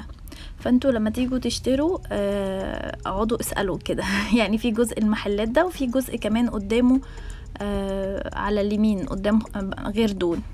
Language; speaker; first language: Arabic; native; Arabic